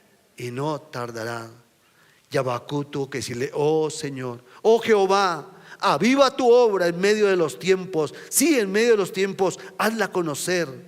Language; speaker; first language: Spanish; native; Spanish